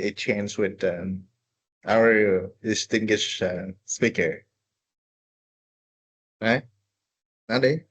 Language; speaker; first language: English; non-native, fluent; Vietnamese